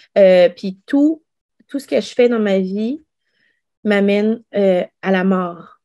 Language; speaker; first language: French; early bilingual, other home language; Lao